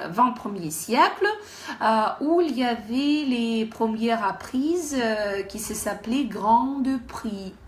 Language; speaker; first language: French; non-native, fluent; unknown